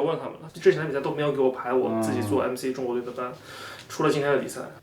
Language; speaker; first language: Chinese; native; Chinese